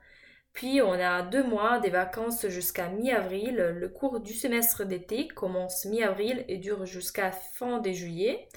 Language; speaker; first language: French; non-native, fluent; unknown